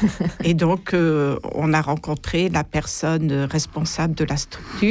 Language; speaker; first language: French; native; French